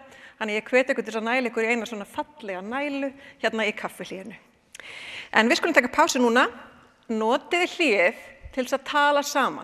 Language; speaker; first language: Icelandic; native; Icelandic